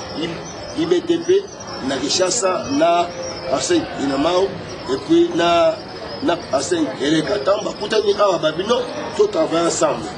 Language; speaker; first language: Lingala; non-native, fluent; Kongo